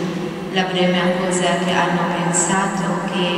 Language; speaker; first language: Italian; non-native, fluent; Arabic